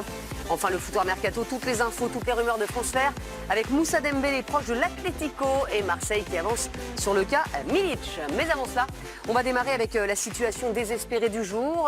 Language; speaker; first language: French; native; French